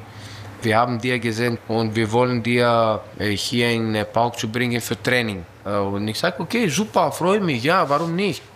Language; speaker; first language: German; non-native, learner; Greek